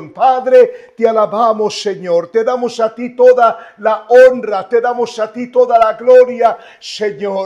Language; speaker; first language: Spanish; native; Spanish